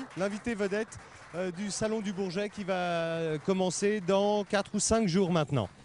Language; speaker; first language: French; native; French